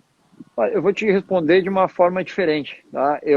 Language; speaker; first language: Portuguese; native; Portuguese